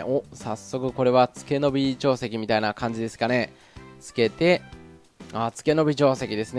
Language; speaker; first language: Japanese; native; Japanese